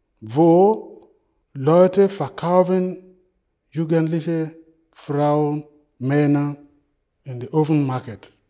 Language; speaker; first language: German; non-native, fluent; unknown